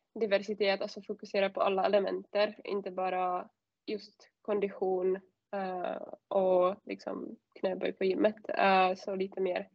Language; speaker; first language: Swedish; non-native, fluent; Czech